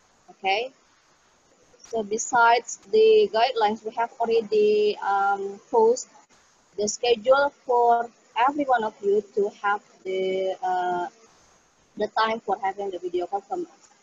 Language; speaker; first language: English; non-native, fluent; Indonesian